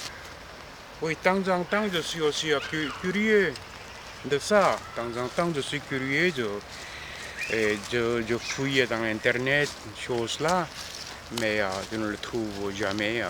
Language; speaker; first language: French; non-native, fluent; Korean